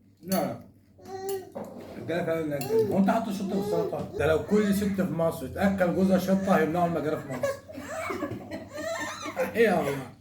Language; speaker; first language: Arabic; native; Arabic